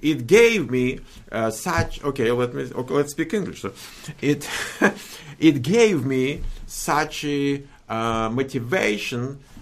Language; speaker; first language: English; non-native, fluent; Russian